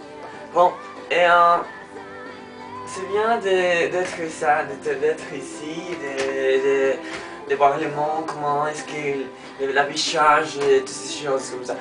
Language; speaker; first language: French; non-native, learner; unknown